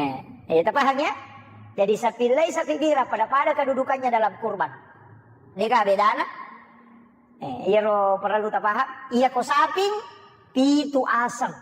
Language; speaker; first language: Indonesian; non-native, local second language; Buginese